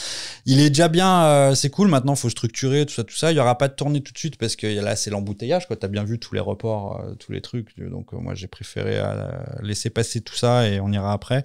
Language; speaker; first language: French; native; French